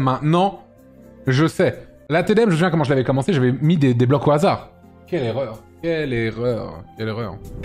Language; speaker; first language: French; native; French